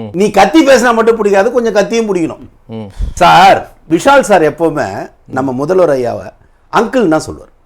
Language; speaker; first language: Tamil; native; Tamil